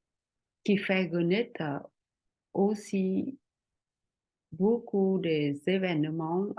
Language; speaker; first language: French; non-native, fluent; Vietnamese